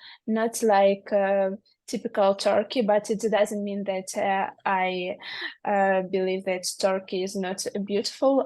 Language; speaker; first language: English; non-native, learner; Russian